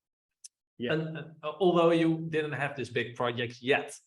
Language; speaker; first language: English; non-native, fluent; Dutch